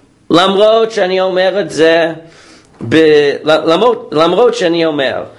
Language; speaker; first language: Hebrew; non-native, fluent; English